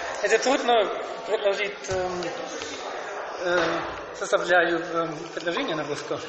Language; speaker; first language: Russian; non-native, learner; German